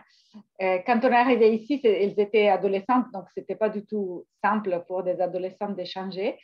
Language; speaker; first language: French; non-native, fluent; Italian